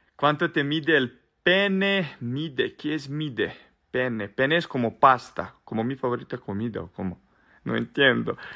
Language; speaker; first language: Spanish; non-native, learner; Serbian